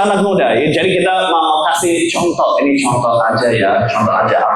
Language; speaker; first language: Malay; non-native, learner; English